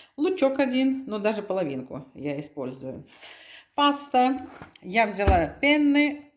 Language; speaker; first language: Russian; native; Russian